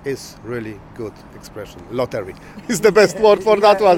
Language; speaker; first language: English; non-native, learner; Polish